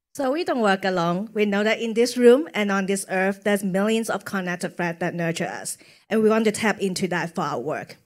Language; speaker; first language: English; non-native, local second language; Cantonese